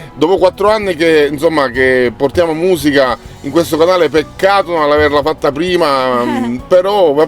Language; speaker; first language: Italian; native; Italian